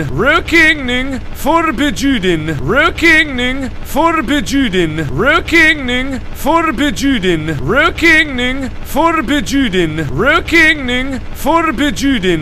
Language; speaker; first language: Swedish; non-native, learner; English